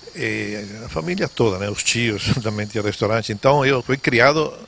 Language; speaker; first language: Portuguese; non-native, fluent; Italian